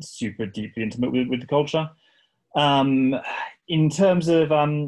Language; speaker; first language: English; native; English